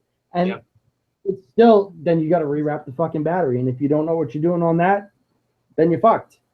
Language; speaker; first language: English; native; English